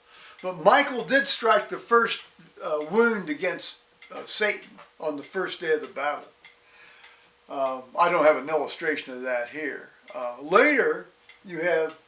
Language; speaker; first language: English; native; English